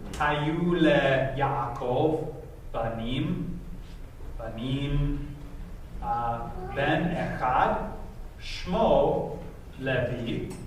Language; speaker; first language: Hebrew; non-native, fluent; English